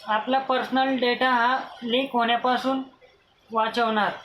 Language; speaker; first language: Marathi; non-native, local second language; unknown